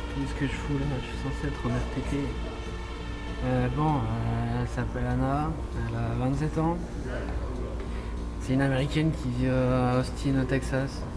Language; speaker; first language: French; native; French